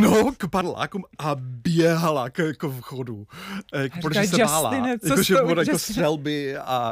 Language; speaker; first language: Czech; non-native, fluent; English